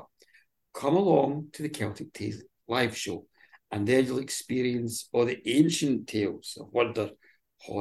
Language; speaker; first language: English; native; English